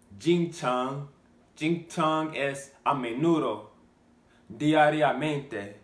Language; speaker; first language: Spanish; non-native, learner; English